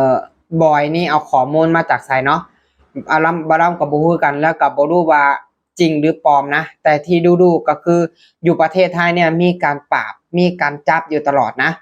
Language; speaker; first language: Thai; non-native, local second language; Lao